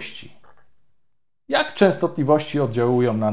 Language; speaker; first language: Polish; native; Polish